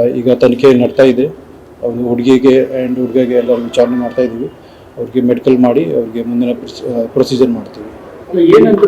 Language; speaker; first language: Kannada; non-native, local second language; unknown